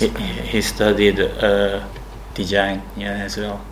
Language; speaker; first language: English; non-native, learner; Korean